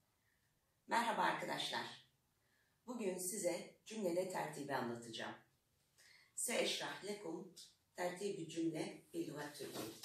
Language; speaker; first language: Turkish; non-native, fluent; Arabic